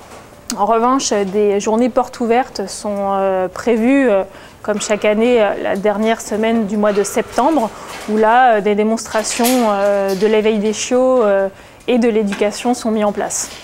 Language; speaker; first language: French; native; French